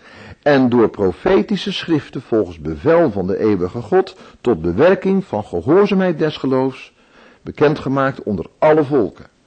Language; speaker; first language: Dutch; native; Dutch